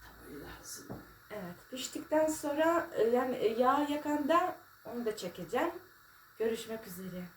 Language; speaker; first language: Turkish; native; Turkish